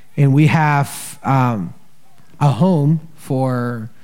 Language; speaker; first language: English; early bilingual, other home language; Spanish